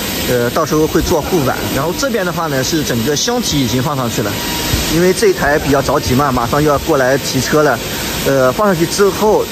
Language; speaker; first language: Chinese; native; Chinese